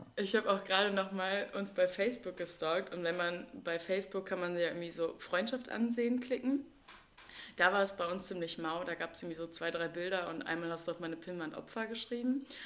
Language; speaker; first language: German; native; German